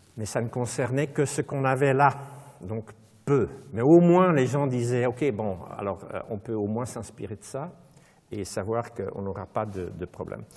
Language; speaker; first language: French; non-native, local second language; Dutch